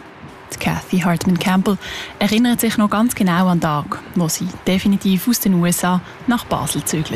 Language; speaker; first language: German; native; German